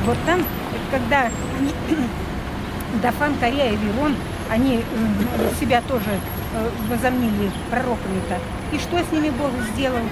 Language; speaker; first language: Russian; native; Russian